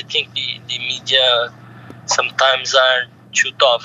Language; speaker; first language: English; non-native, learner; Portuguese